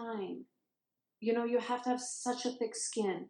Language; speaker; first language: English; early bilingual, other home language; Persian